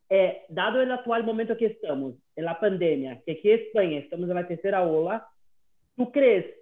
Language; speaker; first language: Spanish; native; Spanish